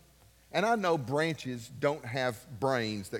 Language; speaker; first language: English; native; English